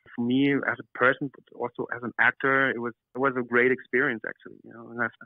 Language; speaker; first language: English; non-native, fluent; German